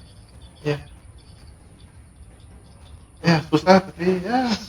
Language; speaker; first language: Indonesian; non-native, learner; Malagasy